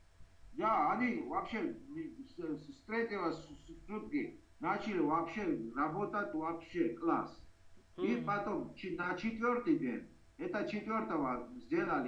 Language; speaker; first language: Russian; non-native, fluent; Georgian